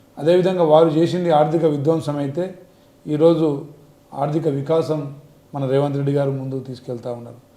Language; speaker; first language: Telugu; non-native, local second language; Lambadi